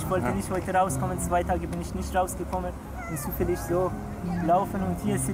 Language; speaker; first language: German; non-native, learner; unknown